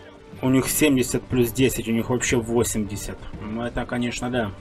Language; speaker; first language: Russian; native; Russian